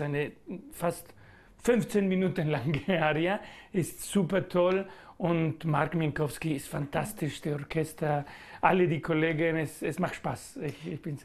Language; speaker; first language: German; non-native, learner; Spanish